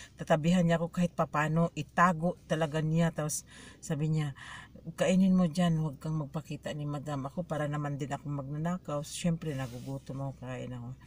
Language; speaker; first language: Filipino; native; Filipino